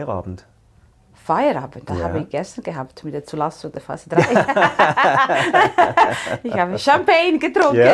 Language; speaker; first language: German; non-native, fluent; Italian